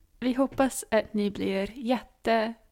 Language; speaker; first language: Swedish; non-native, fluent; English